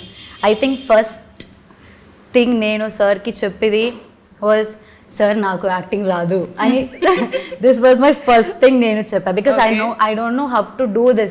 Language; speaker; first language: Telugu; non-native, learner; Malayalam